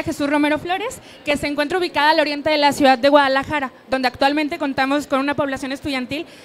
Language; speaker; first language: Spanish; native; Spanish